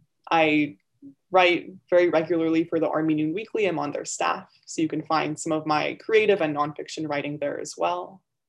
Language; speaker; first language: English; early bilingual, other home language; Armenian